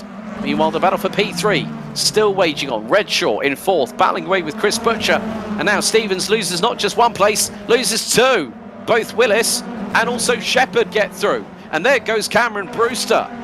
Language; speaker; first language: English; native; English